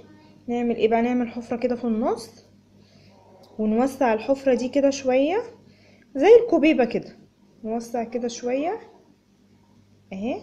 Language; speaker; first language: Arabic; native; Arabic